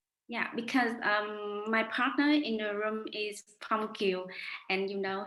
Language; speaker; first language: English; non-native, learner; Vietnamese